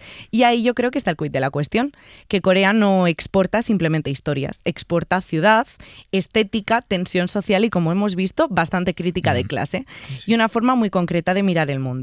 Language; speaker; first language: Spanish; native; Spanish